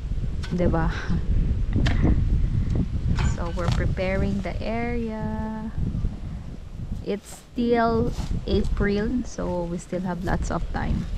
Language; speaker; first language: English; non-native, local second language; Cebuano